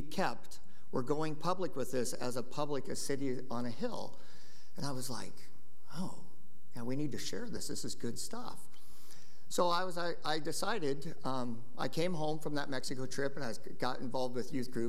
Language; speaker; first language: English; native; English